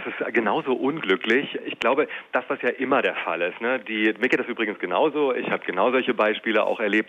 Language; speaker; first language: German; native; German